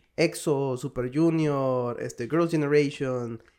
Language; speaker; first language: Spanish; native; Spanish